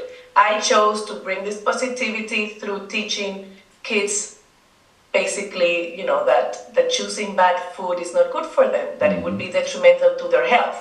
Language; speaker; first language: English; non-native, fluent; Spanish